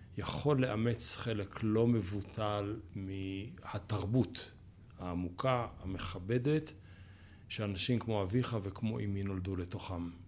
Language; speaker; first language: Hebrew; native; Hebrew